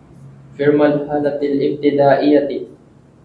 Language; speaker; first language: Arabic; non-native, learner; Filipino